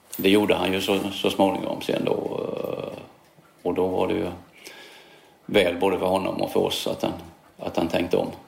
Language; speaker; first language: Swedish; native; Swedish